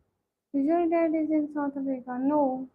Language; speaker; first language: English; non-native, learner; Punjabi